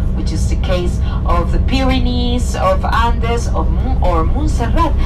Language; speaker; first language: English; non-native, fluent; Spanish